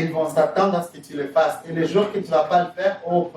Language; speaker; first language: French; native; French